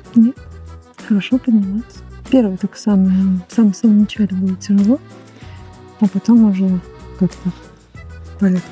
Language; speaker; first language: Russian; native; Russian